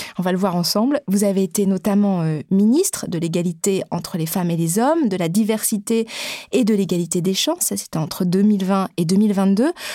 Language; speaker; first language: French; native; French